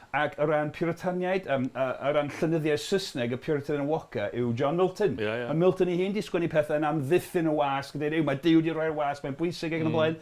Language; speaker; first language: Welsh; non-native, fluent; English